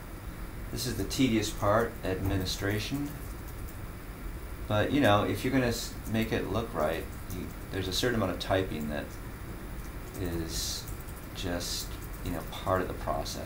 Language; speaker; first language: English; native; English